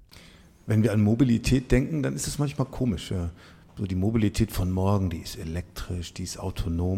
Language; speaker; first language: German; native; German